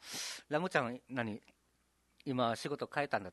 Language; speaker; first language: Japanese; native; Japanese